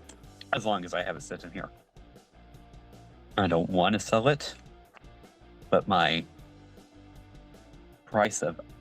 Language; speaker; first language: English; native; English